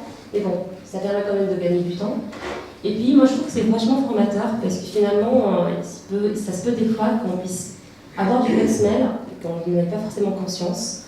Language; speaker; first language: French; native; French